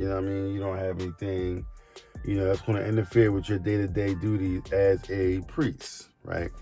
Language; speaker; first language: English; native; English